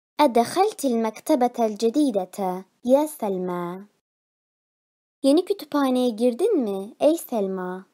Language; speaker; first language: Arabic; non-native, fluent; Turkish